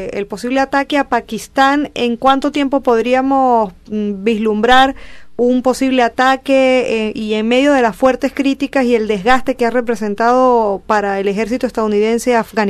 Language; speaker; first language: Spanish; native; Spanish